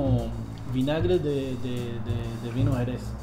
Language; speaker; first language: Spanish; non-native, fluent; English